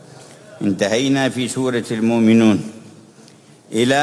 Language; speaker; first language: Arabic; native; Arabic